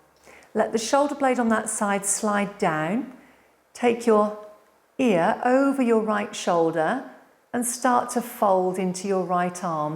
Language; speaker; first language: English; native; English